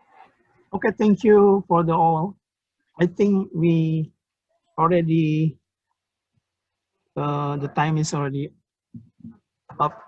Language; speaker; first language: English; non-native, learner; Indonesian